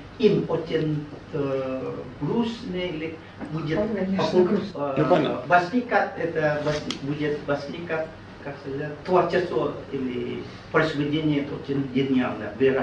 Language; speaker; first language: Russian; non-native, learner; Indonesian